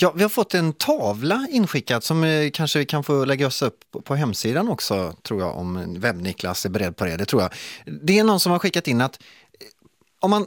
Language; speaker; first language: Swedish; native; Swedish